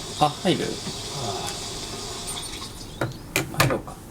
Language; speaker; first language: Japanese; native; Japanese